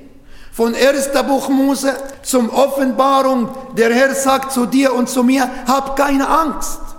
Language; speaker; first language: German; non-native, learner; Arabic